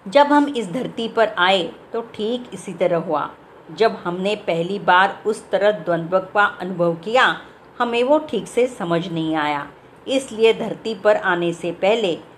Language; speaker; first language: Hindi; non-native, local second language; Marathi